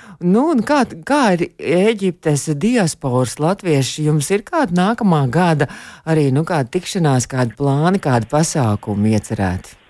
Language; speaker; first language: Latvian; native; Latvian